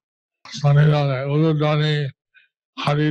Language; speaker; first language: Spanish; non-native, learner; English